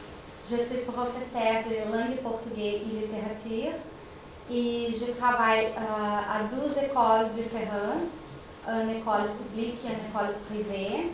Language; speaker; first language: French; non-native, learner; Portuguese